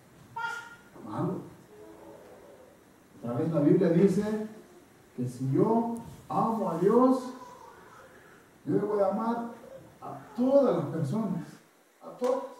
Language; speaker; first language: Spanish; non-native, fluent; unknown